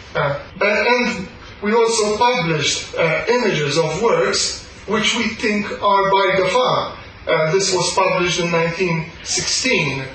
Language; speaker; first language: English; non-native, local second language; Maltese